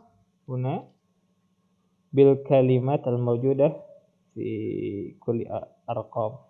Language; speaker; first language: Arabic; non-native, fluent; Indonesian